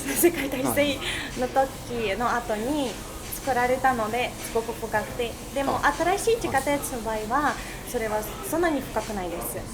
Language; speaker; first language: Japanese; non-native, fluent; Russian